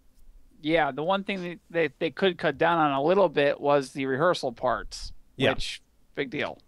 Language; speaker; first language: English; native; English